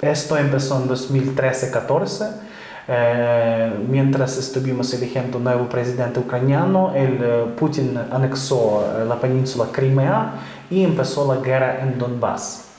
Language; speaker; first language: Spanish; non-native, fluent; Ukrainian